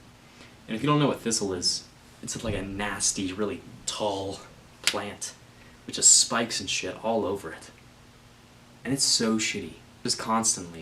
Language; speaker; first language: English; native; English